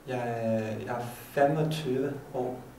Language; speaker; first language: Danish; non-native, learner; Chinese